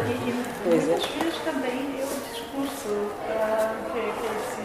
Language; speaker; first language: Portuguese; non-native, fluent; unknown